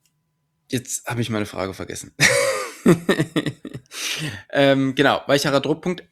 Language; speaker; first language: German; native; German